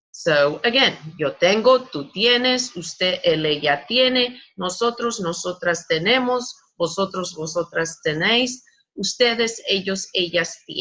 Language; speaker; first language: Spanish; non-native, fluent; English